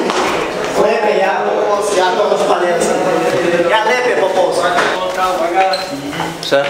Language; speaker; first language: Polish; non-native, learner; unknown